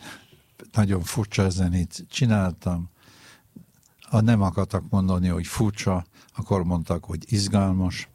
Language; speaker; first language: Hungarian; non-native, fluent; French